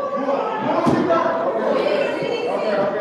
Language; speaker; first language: Italian; non-native, learner; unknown